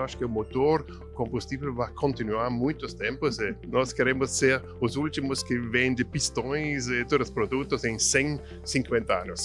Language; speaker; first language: Portuguese; non-native, fluent; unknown